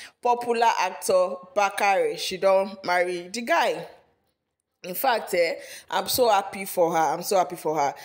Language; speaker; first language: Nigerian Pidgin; non-native, local second language; Yoruba